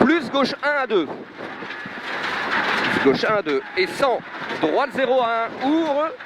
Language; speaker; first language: French; native; French